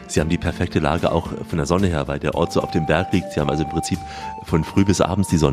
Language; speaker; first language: German; native; German